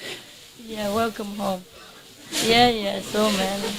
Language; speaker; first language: English; non-native, fluent; Vietnamese